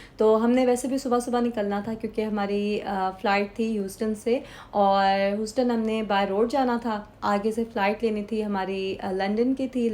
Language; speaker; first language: Urdu; native; Urdu